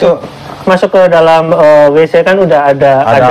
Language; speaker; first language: Indonesian; native; Indonesian